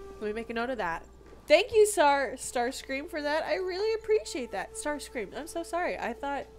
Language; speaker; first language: English; native; English